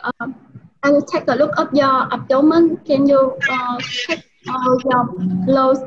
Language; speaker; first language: English; non-native, learner; Vietnamese